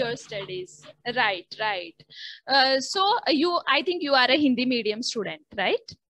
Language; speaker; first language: English; non-native, learner; Hindi